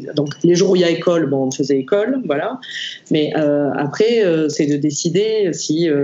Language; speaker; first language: French; native; French